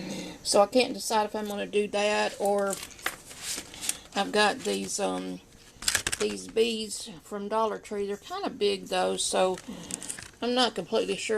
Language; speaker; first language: English; native; English